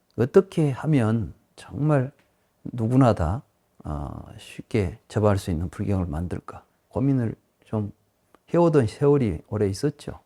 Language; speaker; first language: Korean; native; Korean